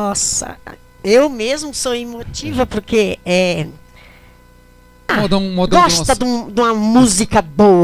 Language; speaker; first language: Portuguese; native; Portuguese